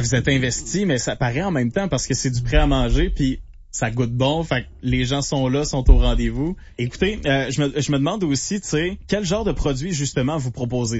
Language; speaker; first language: French; native; French